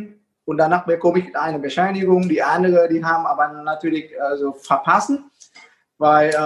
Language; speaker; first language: German; non-native, fluent; Vietnamese